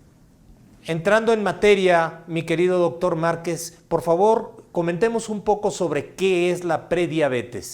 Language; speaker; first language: Spanish; native; Spanish